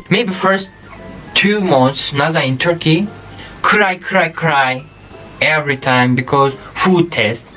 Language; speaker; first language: English; non-native, learner; Turkish